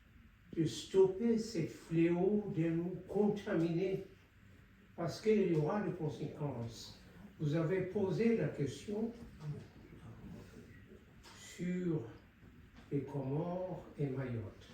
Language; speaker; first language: French; non-native, local second language; Comorian